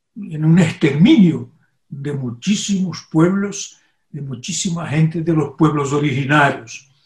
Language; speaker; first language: Spanish; non-native, fluent; Portuguese